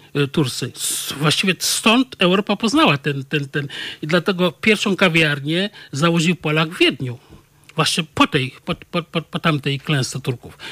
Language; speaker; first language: Polish; non-native, fluent; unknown